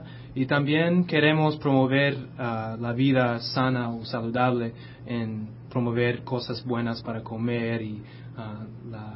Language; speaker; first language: Spanish; non-native, fluent; English